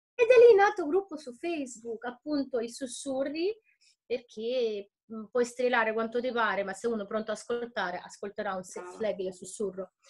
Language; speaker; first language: Italian; non-native, fluent; Ukrainian